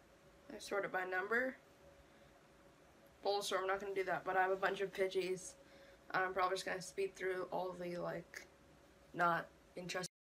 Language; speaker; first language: English; native; English